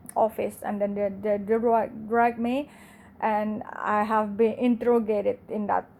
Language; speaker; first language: English; non-native, fluent; Indonesian